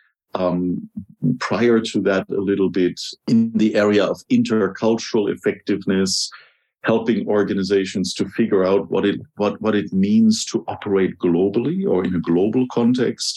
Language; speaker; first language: English; non-native, fluent; German